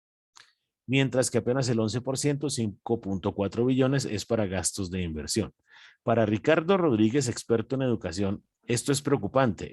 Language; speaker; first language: Spanish; native; Spanish